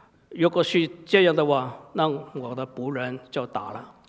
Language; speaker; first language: Chinese; native; Chinese